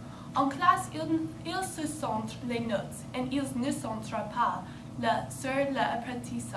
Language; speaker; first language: French; non-native, learner; English